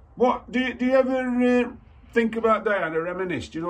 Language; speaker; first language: English; native; English